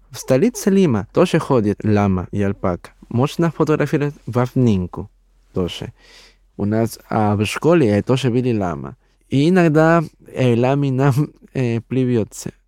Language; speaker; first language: Russian; non-native, learner; Spanish